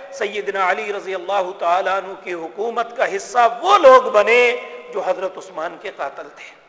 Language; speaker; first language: Urdu; native; Urdu